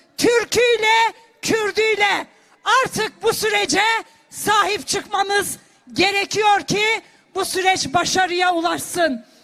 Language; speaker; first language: Turkish; non-native, local second language; Kurdish